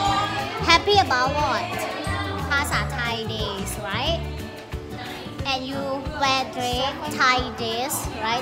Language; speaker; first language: English; non-native, learner; Thai